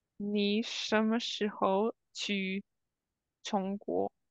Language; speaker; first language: Chinese; non-native, learner; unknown